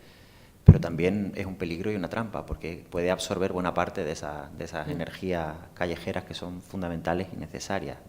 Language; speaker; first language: Spanish; native; Spanish